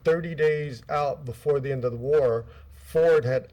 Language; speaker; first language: English; native; English